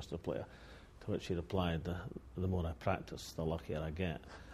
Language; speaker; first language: English; native; English